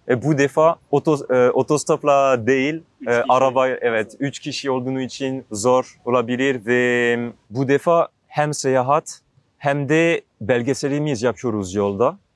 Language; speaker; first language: Turkish; non-native, learner; French